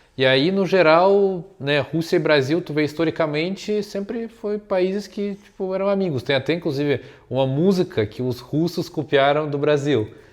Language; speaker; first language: Portuguese; non-native, fluent; Russian